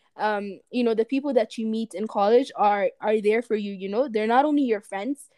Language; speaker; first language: English; non-native, fluent; Amharic